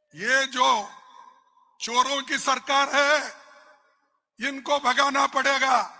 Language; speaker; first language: Hindi; non-native, local second language; Kannada